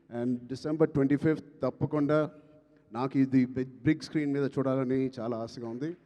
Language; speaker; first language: Telugu; native; Telugu